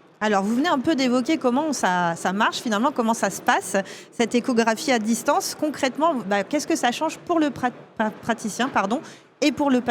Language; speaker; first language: French; native; French